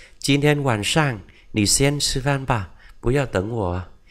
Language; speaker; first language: Chinese; non-native, fluent; Vietnamese